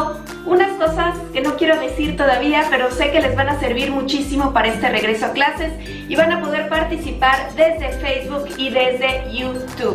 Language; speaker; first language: Spanish; native; Spanish